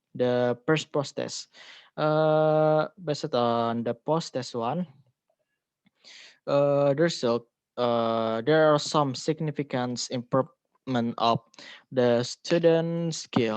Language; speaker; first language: English; non-native, learner; Indonesian